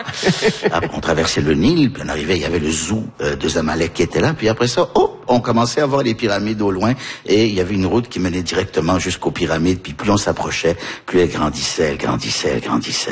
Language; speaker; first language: French; early bilingual, heritage; French